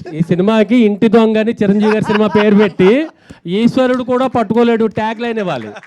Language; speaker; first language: Telugu; native; Telugu